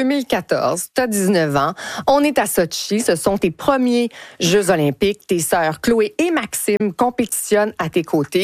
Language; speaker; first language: French; native; French